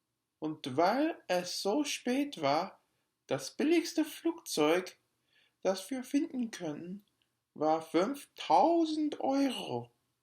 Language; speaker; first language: German; non-native, learner; English